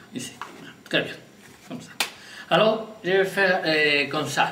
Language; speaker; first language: French; non-native, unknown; Spanish